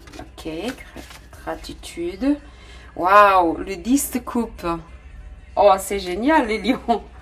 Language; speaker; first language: French; non-native, fluent; Portuguese